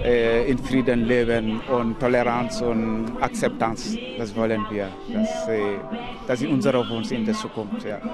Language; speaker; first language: German; non-native, learner; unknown